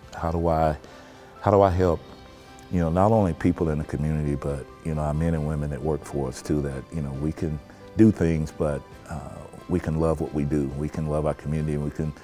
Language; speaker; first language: English; native; English